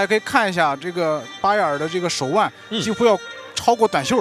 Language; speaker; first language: Chinese; native; Chinese